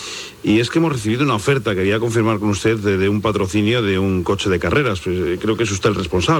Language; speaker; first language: Spanish; native; Spanish